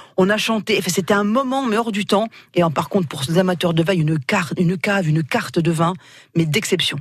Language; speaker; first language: French; native; French